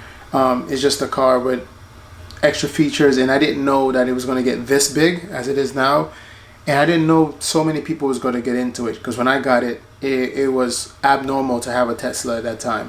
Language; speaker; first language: English; native; English